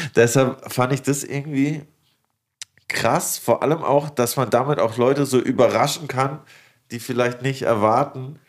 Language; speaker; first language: German; native; German